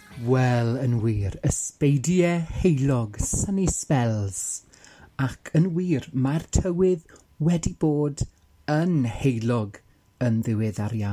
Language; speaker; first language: Welsh; native; Welsh